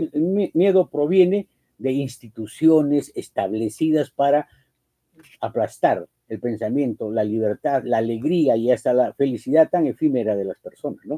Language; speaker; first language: Spanish; native; Spanish